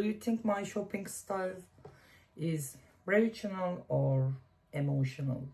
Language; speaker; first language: English; non-native, learner; Turkish